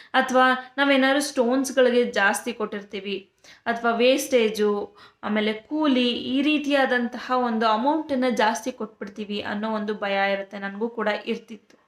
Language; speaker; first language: Kannada; native; Kannada